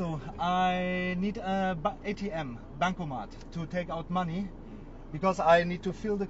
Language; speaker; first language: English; non-native, learner; German